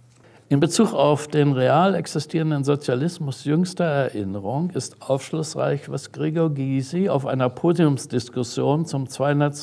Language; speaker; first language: German; native; German